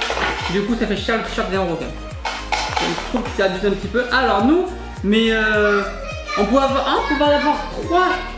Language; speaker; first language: French; native; French